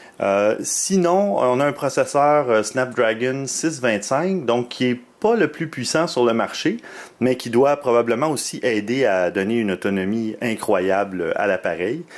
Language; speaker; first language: French; native; French